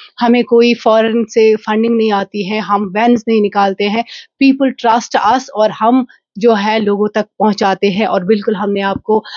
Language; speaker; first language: Hindi; non-native, local second language; Kashmiri